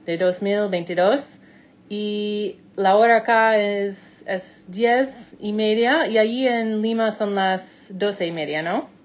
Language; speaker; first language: Spanish; non-native, fluent; English